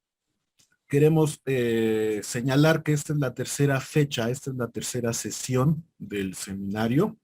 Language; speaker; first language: Spanish; native; Spanish